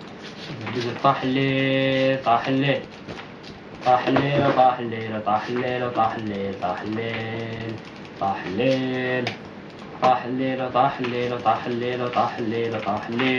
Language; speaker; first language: Arabic; native; Arabic